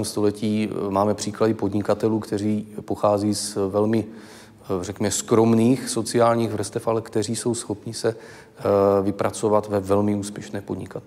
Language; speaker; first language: Czech; native; Czech